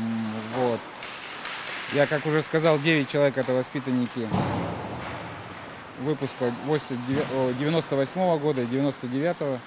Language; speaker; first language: Russian; native; Russian